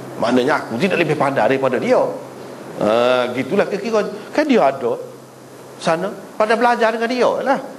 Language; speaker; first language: Malay; native; Malay